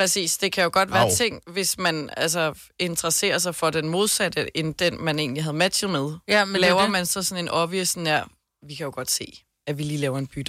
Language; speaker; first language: Danish; native; Danish